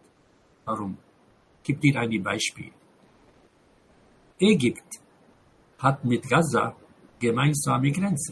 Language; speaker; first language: German; non-native, fluent; Arabic